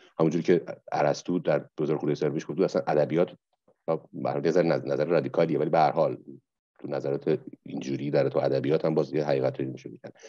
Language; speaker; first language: Persian; native; Persian